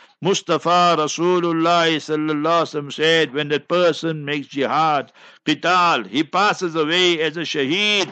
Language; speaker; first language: English; native; English